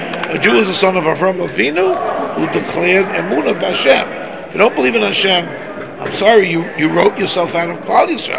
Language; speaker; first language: English; native; English